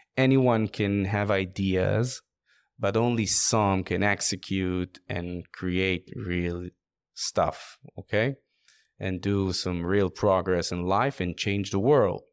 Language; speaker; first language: English; non-native, fluent; Hebrew